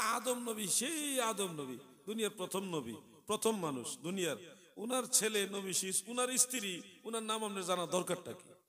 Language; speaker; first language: Bangla; native; Bangla